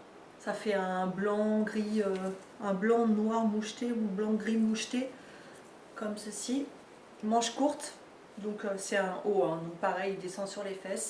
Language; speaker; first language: French; native; French